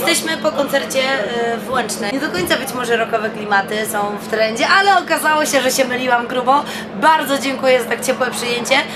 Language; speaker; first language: Polish; native; Polish